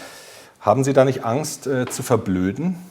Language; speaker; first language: German; native; German